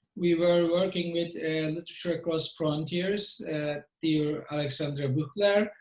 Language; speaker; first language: English; non-native, fluent; Turkish